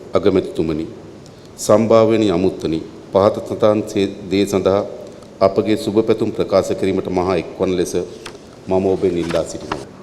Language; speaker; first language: Sinhala; native; Sinhala